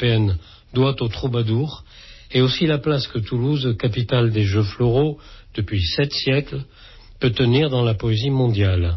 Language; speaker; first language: French; native; French